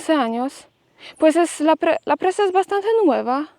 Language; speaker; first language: Spanish; non-native, fluent; Polish